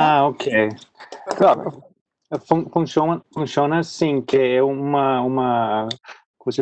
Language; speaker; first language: Portuguese; non-native, fluent; Swedish